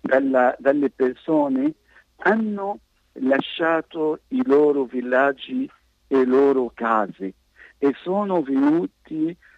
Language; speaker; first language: Italian; non-native, fluent; Arabic